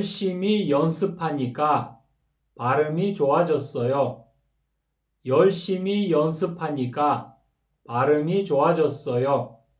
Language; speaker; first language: Korean; non-native, fluent; Kyrgyz